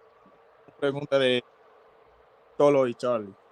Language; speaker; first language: Spanish; non-native, learner; English